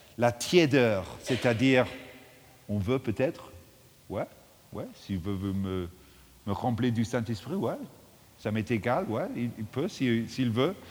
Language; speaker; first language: French; non-native, fluent; English